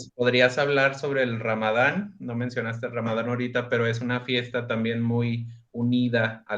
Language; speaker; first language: Spanish; native; Spanish